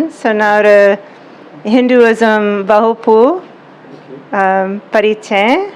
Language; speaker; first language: Tamil; non-native, learner; English